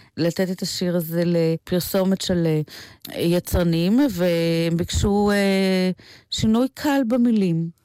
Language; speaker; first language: Hebrew; native; Hebrew